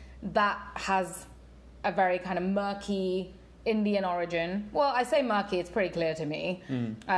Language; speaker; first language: English; native; English